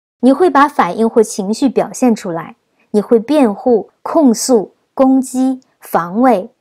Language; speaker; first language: Chinese; native; Chinese